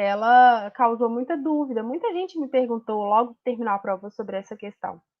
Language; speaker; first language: Portuguese; native; Portuguese